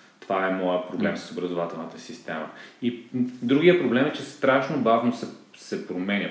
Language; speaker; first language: Bulgarian; native; Bulgarian